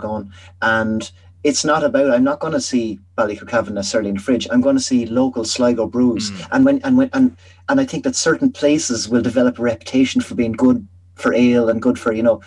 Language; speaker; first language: English; native; English